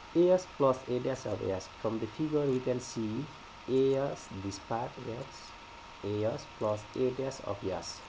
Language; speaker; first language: English; non-native, local second language; Nepali